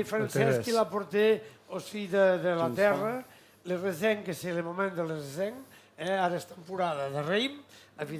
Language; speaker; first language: French; non-native, fluent; Catalan